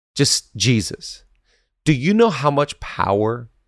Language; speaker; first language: English; native; English